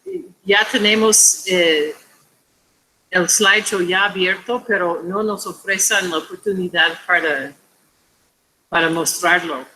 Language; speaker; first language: Spanish; non-native, fluent; English